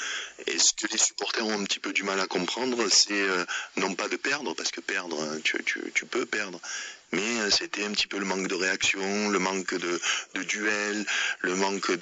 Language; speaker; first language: French; native; French